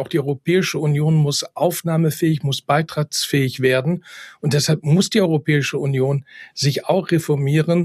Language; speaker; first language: German; native; German